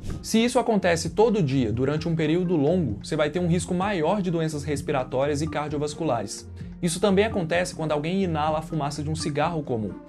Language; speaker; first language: Portuguese; native; Portuguese